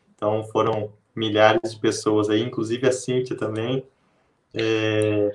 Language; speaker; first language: Portuguese; native; Portuguese